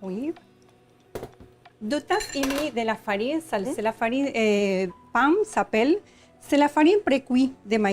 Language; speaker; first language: French; non-native, learner; Spanish